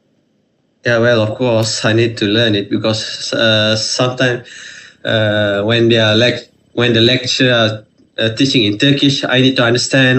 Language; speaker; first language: English; non-native, fluent; Malay